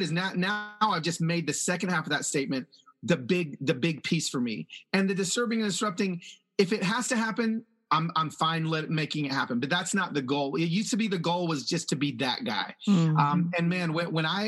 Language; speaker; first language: English; early bilingual, other home language; Spanish